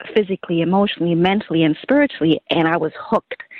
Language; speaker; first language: English; non-native, fluent; German